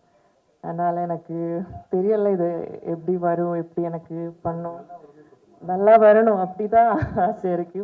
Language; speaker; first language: Tamil; non-native, learner; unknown